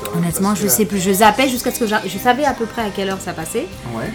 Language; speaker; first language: French; non-native, local second language; Fula